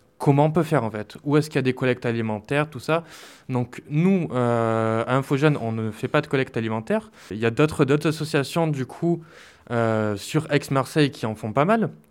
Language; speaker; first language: French; native; French